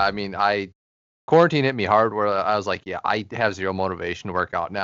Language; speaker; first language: English; native; English